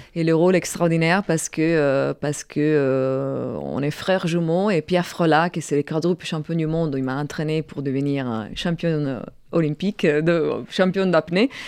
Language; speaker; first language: French; non-native, fluent; Italian